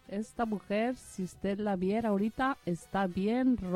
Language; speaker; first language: Spanish; native; Spanish